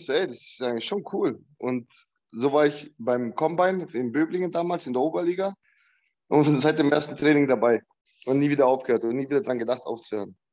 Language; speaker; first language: German; early bilingual, other home language; Bosnian